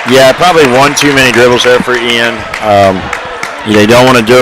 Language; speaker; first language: English; native; English